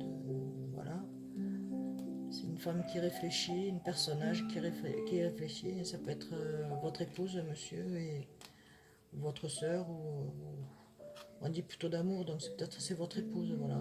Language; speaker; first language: French; native; French